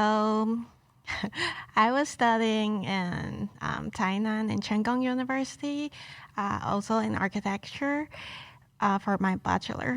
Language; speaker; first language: English; non-native, local second language; Chinese